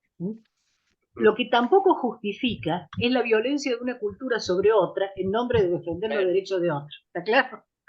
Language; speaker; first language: Spanish; native; Spanish